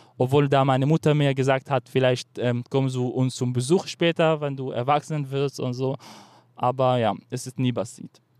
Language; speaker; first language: German; non-native, fluent; Arabic